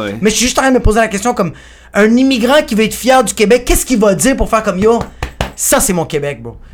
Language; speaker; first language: French; early bilingual, other home language; Spanish